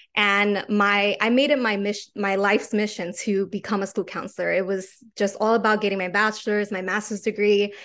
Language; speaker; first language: English; native; English